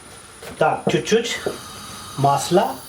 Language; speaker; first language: Russian; non-native, fluent; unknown